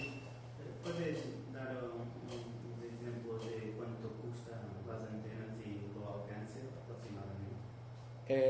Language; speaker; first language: Spanish; non-native, learner; Portuguese